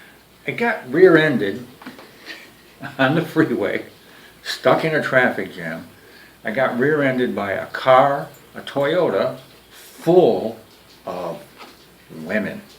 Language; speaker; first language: English; native; English